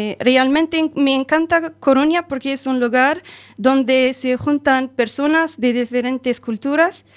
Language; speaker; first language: Spanish; non-native, learner; Arabic